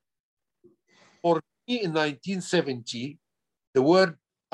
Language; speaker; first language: English; non-native, fluent; Arabic